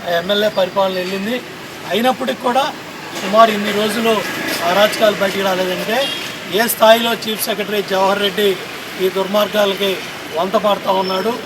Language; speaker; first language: Telugu; native; Telugu